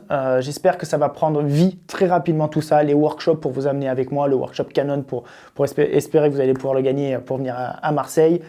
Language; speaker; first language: French; native; French